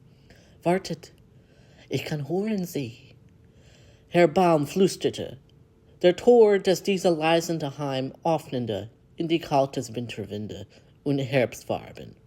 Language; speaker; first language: German; non-native, learner; English